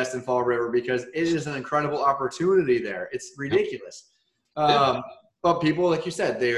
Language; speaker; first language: English; native; English